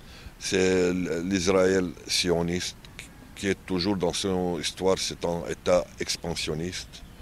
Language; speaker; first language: French; non-native, learner; Arabic